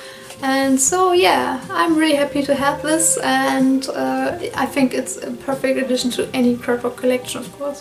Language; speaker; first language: English; non-native, fluent; German